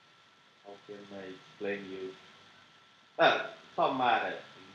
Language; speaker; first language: English; non-native, learner; Portuguese